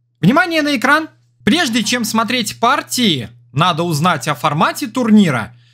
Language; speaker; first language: Russian; native; Russian